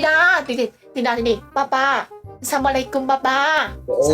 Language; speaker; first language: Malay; non-native, learner; Vietnamese